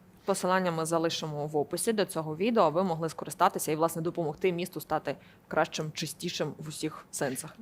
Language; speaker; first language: Ukrainian; native; Ukrainian